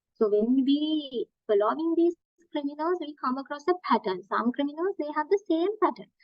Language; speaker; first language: English; non-native, local second language; Sinhala